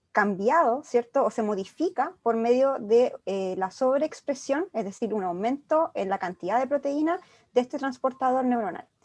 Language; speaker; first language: Spanish; native; Spanish